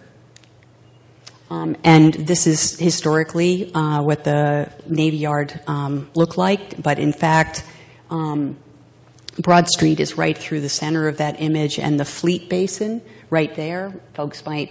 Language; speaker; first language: English; native; English